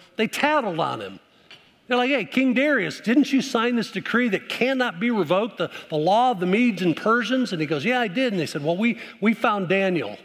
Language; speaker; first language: English; native; English